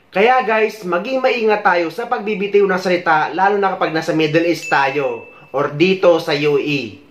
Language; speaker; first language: Filipino; native; Filipino